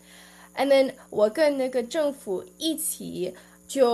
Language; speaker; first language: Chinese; early bilingual, heritage; Chinese